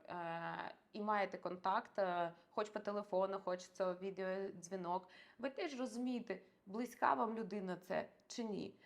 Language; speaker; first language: Ukrainian; non-native, local second language; Russian